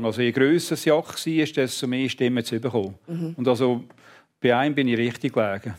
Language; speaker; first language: German; native; German